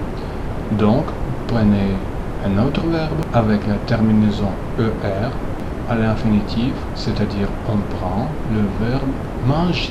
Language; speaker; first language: French; non-native, fluent; Russian